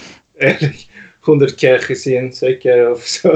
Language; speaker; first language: Dutch; non-native, fluent; Norwegian